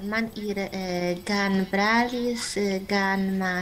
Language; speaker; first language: Latvian; non-native, learner; Japanese